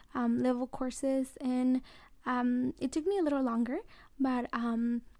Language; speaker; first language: English; early bilingual, other home language; Mixtepec Mixtec